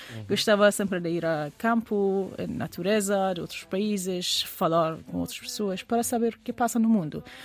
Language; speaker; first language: Portuguese; non-native, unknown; Persian